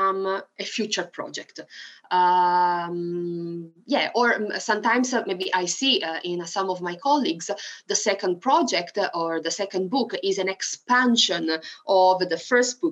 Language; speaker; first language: English; non-native, fluent; Italian